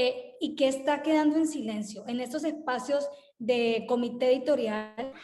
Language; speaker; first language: Spanish; native; Spanish